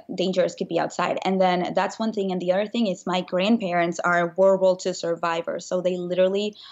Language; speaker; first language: English; non-native, fluent; Spanish